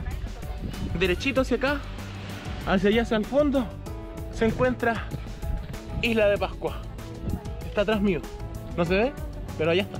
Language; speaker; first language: Spanish; native; Spanish